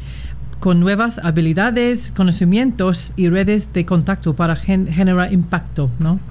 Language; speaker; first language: Spanish; non-native, fluent; English